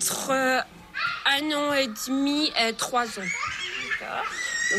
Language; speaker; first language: French; native; French